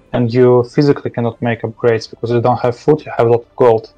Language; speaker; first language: English; non-native, learner; Russian